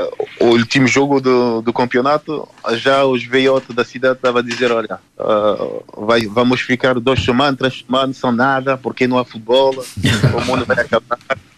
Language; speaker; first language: Portuguese; non-native, fluent; Haitian Creole